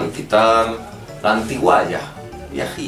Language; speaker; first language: Spanish; native; Spanish